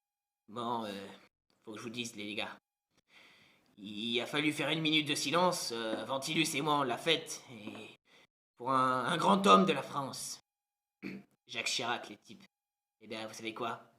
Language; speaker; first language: French; native; French